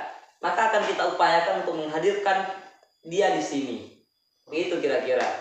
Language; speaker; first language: Indonesian; native; Indonesian